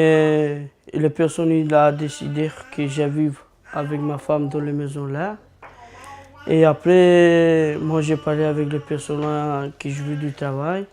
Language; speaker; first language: French; non-native, learner; Romanian